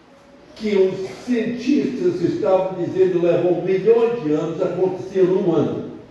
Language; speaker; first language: Portuguese; non-native, fluent; English